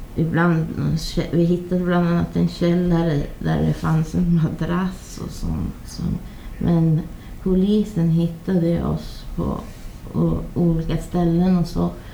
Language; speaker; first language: Swedish; native; Swedish